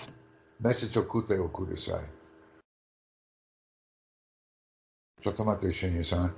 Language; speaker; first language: Japanese; non-native, learner; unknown